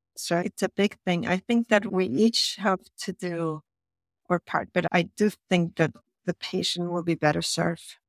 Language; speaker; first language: English; non-native, fluent; Spanish